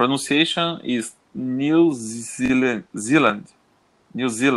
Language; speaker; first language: English; non-native, learner; Portuguese